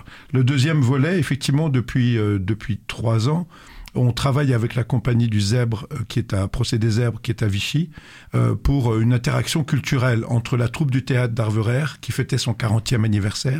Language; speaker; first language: French; native; French